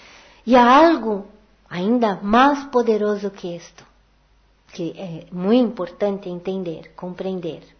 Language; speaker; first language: Portuguese; non-native, learner; Spanish